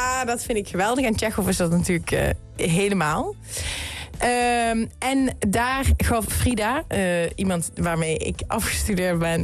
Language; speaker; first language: Dutch; native; Dutch